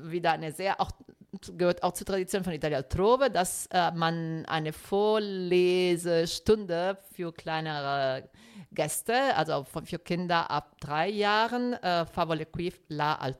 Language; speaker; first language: German; non-native, fluent; Italian